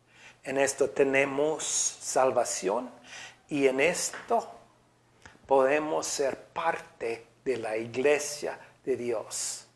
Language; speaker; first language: Spanish; non-native, fluent; English